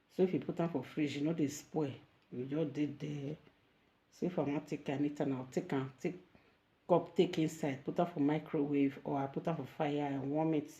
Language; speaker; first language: Nigerian Pidgin; native; Nigerian Pidgin